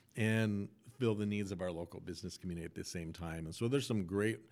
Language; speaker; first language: English; native; English